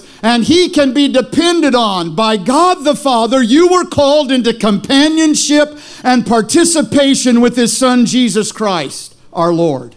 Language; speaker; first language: English; native; English